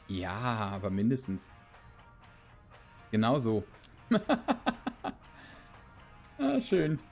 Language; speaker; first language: German; native; German